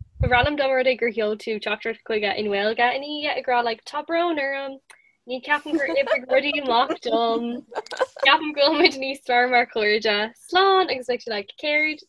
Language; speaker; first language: Irish; non-native, local second language; English